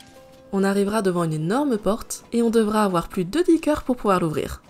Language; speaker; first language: French; native; French